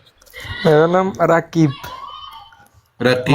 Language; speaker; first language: Hindi; non-native, learner; Bangla